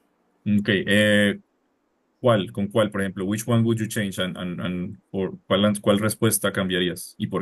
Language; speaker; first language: Spanish; non-native, fluent; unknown